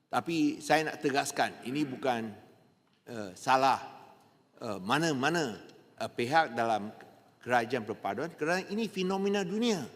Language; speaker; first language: Malay; non-native, local second language; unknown